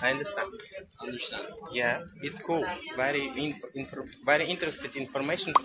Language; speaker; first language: English; non-native, learner; Ukrainian